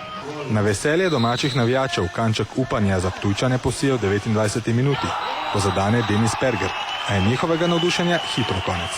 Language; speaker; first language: Slovenian; native; Slovenian